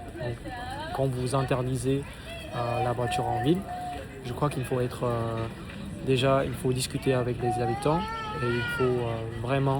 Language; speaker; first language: French; non-native, fluent; Vietnamese